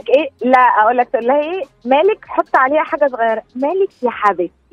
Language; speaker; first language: Arabic; native; Arabic